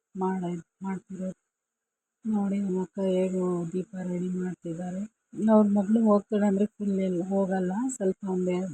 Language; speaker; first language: Kannada; non-native, local second language; Lambadi